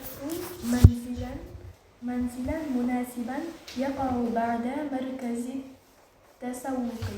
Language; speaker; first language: Arabic; non-native, learner; Uzbek